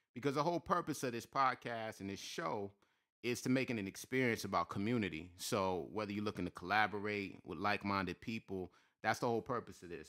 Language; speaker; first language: English; native; English